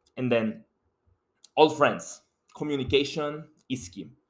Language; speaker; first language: English; non-native, fluent; Spanish